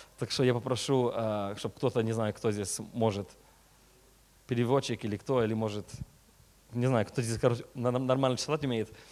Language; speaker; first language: Russian; early bilingual, heritage; Russian